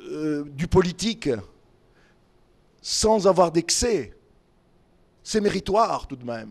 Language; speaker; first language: French; non-native, fluent; Greek